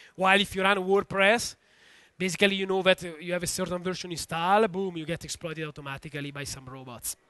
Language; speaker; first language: English; non-native, fluent; Italian